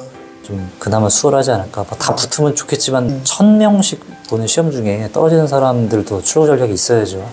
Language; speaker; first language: Korean; native; Korean